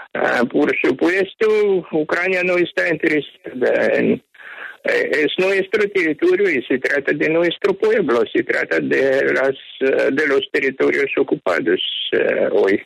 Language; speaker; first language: Spanish; non-native, fluent; Ukrainian